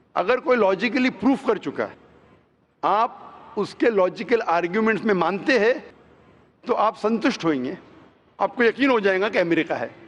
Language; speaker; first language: Hindi; non-native, local second language; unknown